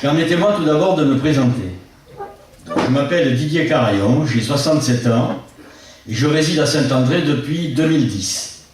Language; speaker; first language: French; native; French